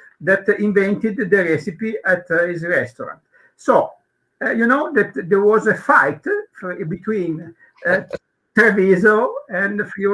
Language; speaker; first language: English; non-native, learner; Italian